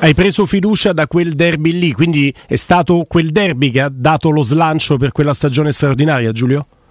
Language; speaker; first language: Italian; native; Italian